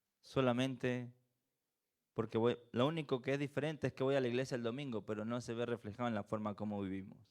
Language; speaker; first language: Spanish; native; Spanish